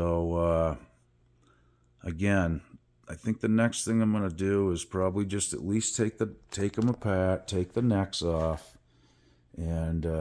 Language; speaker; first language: English; native; English